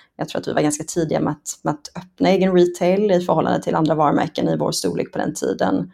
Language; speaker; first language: Swedish; early bilingual, other home language; Persian